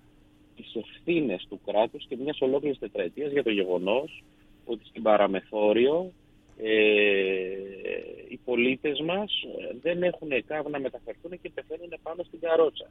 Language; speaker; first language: Greek; native; Greek